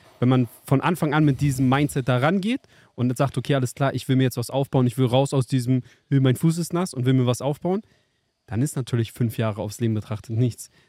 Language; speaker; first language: German; native; German